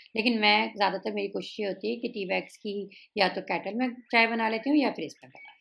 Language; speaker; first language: Urdu; native; Urdu